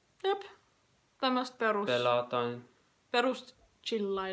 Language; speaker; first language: Finnish; native; Finnish